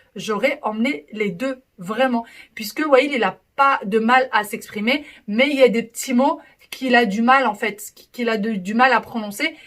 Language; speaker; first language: French; early bilingual, other home language; Arabic